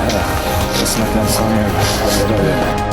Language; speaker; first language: Armenian; early bilingual, heritage; Armenian